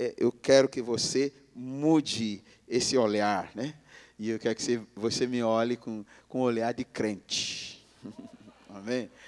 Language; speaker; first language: Portuguese; non-native, fluent; English